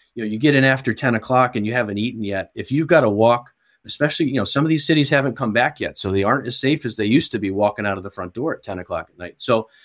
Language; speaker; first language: English; native; English